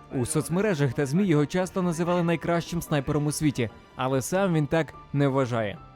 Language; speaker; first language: Ukrainian; native; Ukrainian